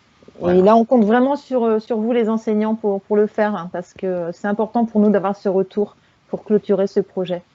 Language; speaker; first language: French; native; French